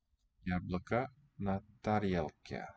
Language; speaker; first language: Russian; non-native, learner; English